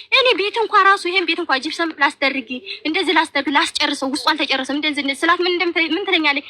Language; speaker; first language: Amharic; native; Amharic